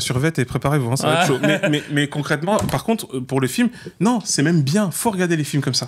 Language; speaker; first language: French; native; French